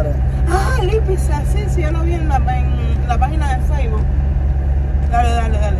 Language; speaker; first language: Spanish; native; Spanish